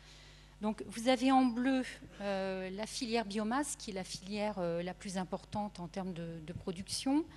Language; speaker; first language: French; native; French